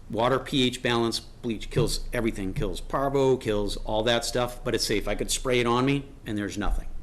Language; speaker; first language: English; native; English